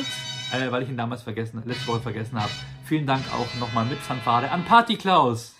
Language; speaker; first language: German; native; German